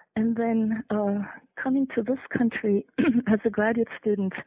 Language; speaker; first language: English; non-native, fluent; German